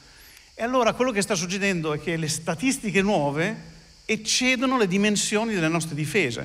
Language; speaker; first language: Italian; native; Italian